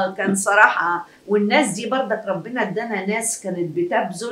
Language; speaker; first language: Arabic; native; Arabic